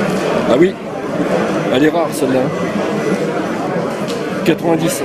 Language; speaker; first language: French; native; French